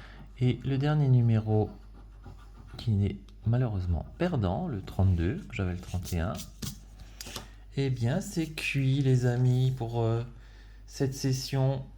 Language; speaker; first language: French; native; French